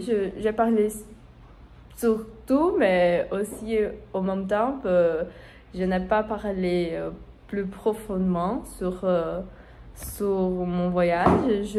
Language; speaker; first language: French; non-native, learner; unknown